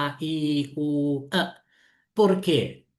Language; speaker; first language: Spanish; non-native, fluent; Arabic